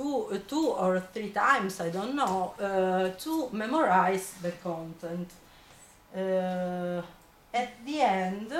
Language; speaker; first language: English; non-native, fluent; Italian